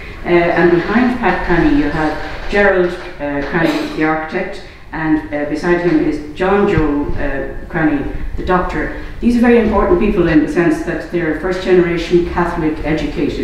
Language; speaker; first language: English; native; English